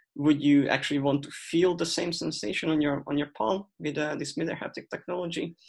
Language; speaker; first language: English; non-native, fluent; Hungarian